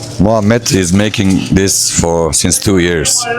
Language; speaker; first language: English; non-native, fluent; Turkish